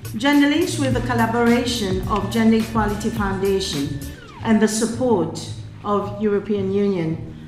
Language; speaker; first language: English; non-native, local second language; Morisyen